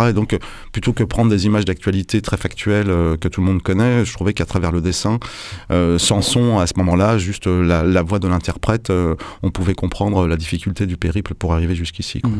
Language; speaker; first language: French; native; French